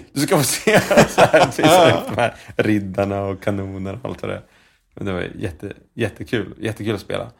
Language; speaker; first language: Swedish; native; Swedish